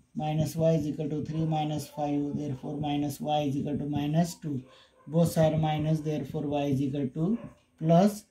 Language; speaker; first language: English; non-native, local second language; Marathi